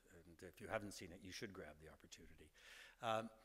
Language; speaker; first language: English; native; English